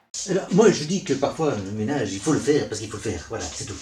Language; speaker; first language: French; native; French